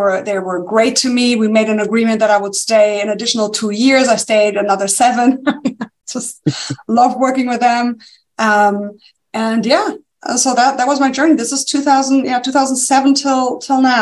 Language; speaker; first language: English; non-native, fluent; German